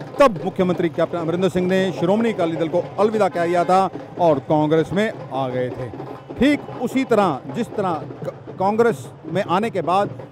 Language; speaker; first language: Hindi; non-native, local second language; Punjabi